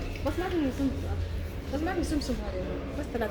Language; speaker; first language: Arabic; native; Arabic